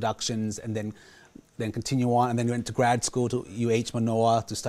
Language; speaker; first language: English; non-native, fluent; Lao